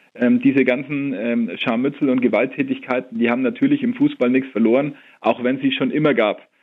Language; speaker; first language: German; native; German